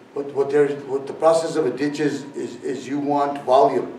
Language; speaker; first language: English; native; English